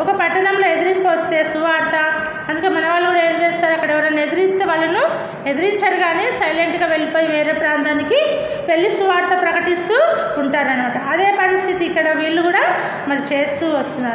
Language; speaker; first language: Telugu; native; Telugu